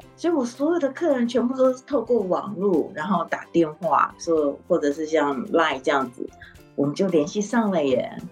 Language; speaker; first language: Chinese; native; Chinese